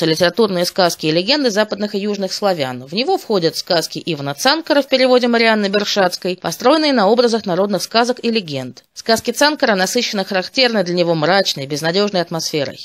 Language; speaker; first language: Russian; native; Russian